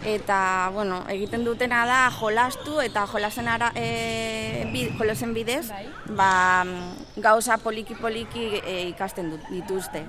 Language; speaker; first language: Basque; non-native, local second language; Spanish